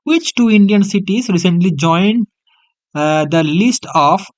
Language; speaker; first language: English; non-native, local second language; Bangla